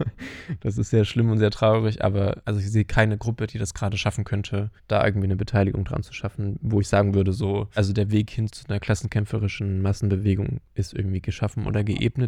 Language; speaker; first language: German; native; German